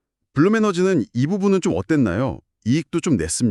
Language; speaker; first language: Korean; native; Korean